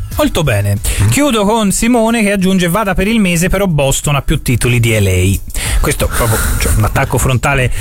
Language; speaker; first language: Italian; native; Italian